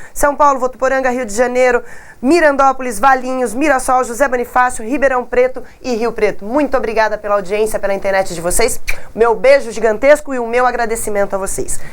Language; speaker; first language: Portuguese; native; Portuguese